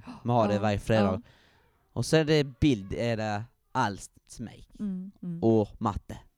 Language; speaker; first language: Swedish; early bilingual, other home language; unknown